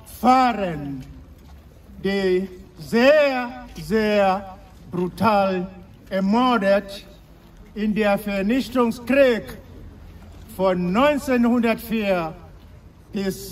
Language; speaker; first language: German; non-native, learner; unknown